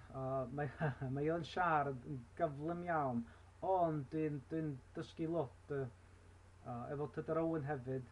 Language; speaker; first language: Welsh; non-native, learner; English